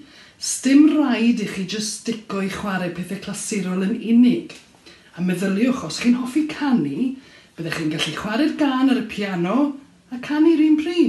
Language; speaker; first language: Welsh; native; Welsh